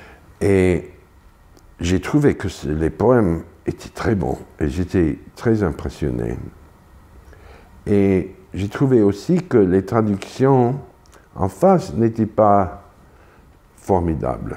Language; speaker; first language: French; non-native, fluent; English